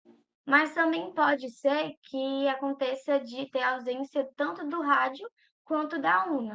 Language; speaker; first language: Portuguese; native; Portuguese